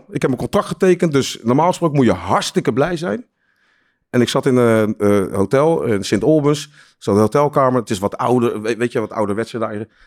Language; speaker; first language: Dutch; native; Dutch